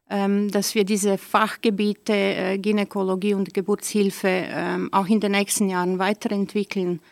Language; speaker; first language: German; native; German